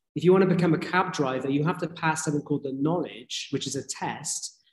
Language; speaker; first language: English; native; English